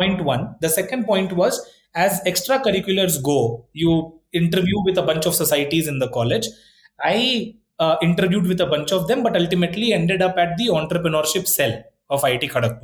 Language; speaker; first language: English; non-native, local second language; Hindi